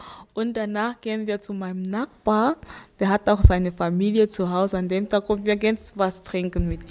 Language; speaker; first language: German; non-native, fluent; French